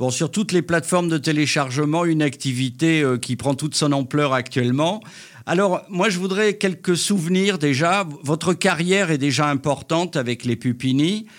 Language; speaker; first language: French; native; French